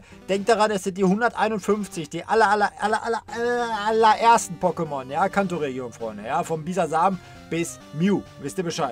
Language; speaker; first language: German; native; German